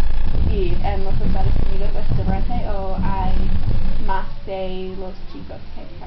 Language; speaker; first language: Spanish; non-native, learner; English